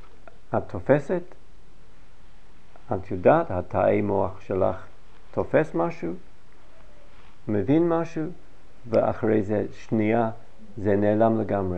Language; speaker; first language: Hebrew; non-native, fluent; English